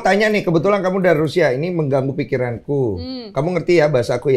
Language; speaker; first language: Indonesian; native; Indonesian